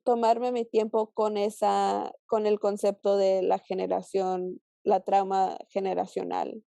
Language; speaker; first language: Spanish; early bilingual, heritage; Spanish